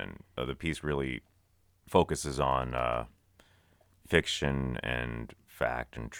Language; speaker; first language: English; native; English